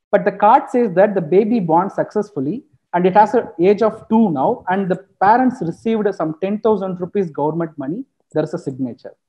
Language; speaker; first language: English; non-native, local second language; Tamil